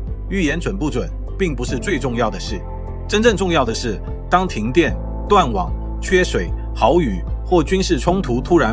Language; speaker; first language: Chinese; native; Chinese